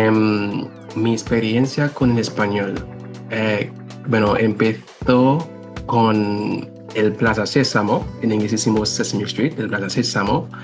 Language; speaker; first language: Spanish; non-native, fluent; English